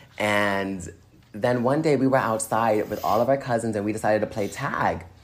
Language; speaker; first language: English; native; English